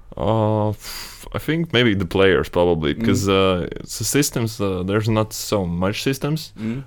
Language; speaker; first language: English; non-native, fluent; Latvian